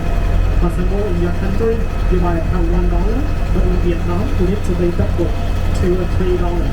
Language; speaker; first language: English; non-native, learner; Vietnamese